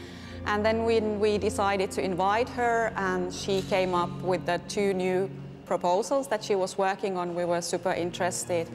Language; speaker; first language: English; non-native, fluent; Finnish